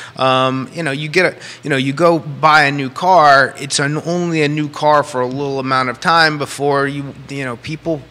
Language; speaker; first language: English; native; English